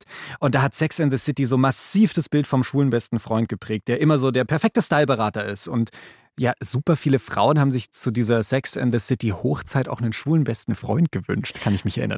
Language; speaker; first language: German; native; German